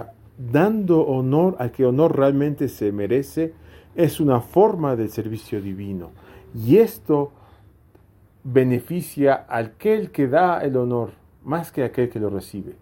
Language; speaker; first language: Spanish; native; Spanish